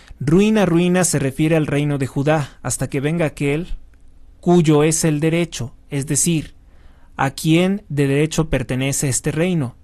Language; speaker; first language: Spanish; native; Spanish